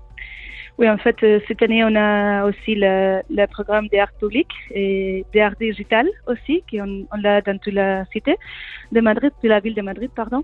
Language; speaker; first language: French; non-native, learner; Spanish